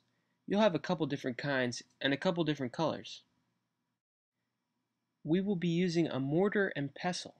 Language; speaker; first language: English; native; English